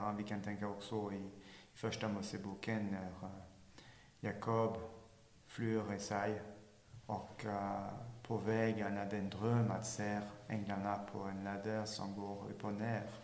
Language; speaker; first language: Swedish; non-native, fluent; French